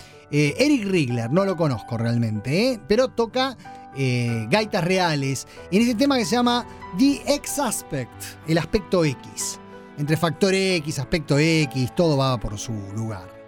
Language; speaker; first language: Spanish; native; Spanish